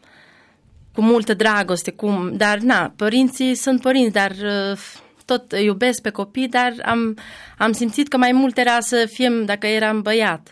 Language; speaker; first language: Romanian; non-native, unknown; Albanian